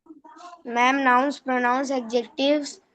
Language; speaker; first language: English; non-native, learner; Hindi